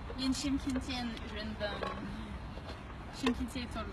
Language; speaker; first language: Kazakh; non-native, learner; English